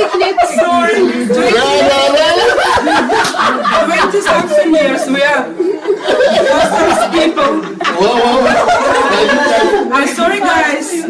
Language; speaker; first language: English; non-native, learner; Russian